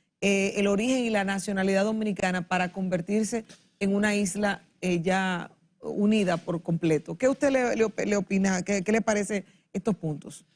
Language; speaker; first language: Spanish; native; Spanish